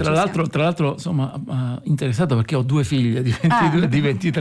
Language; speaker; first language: Italian; native; Italian